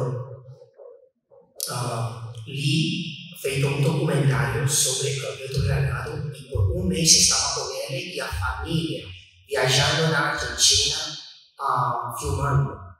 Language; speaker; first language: Portuguese; non-native, fluent; Chinese